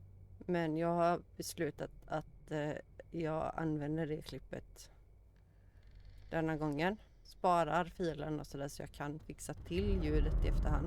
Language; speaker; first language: Swedish; native; Swedish